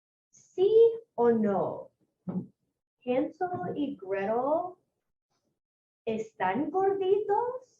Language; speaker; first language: Spanish; non-native, fluent; English